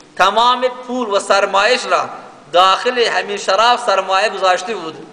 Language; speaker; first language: Persian; non-native, local second language; Baluchi